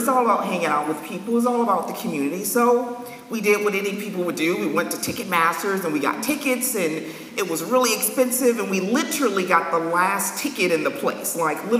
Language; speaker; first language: English; native; English